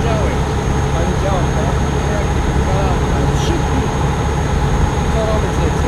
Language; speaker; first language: Polish; non-native, learner; Dutch